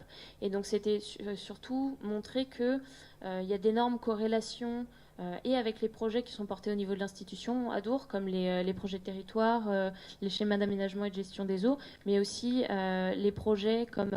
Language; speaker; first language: French; native; French